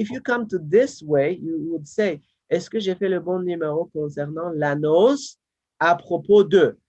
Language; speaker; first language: French; non-native, fluent; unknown